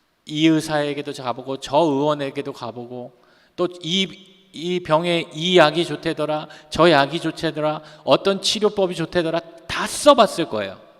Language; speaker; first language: Korean; native; Korean